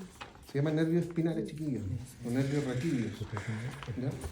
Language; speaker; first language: Spanish; native; Spanish